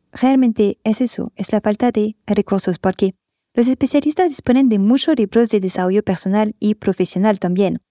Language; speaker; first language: Spanish; non-native, fluent; French